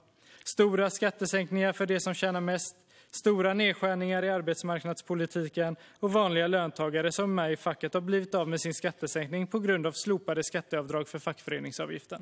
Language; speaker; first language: Swedish; native; Swedish